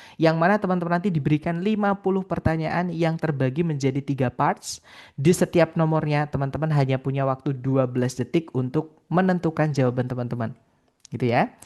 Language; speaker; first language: Indonesian; non-native, local second language; Javanese